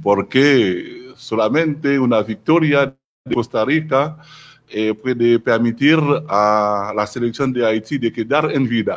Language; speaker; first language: Spanish; non-native, learner; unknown